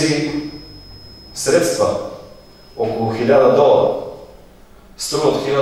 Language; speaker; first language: Bulgarian; native; Bulgarian